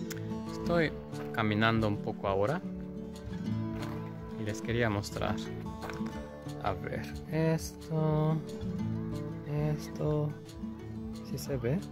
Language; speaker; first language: Spanish; non-native, fluent; Japanese